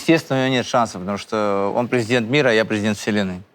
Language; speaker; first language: Russian; native; Russian